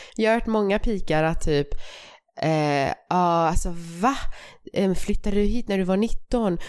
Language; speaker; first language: Swedish; early bilingual, other home language; Persian